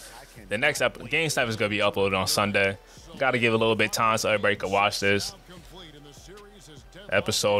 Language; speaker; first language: English; native; English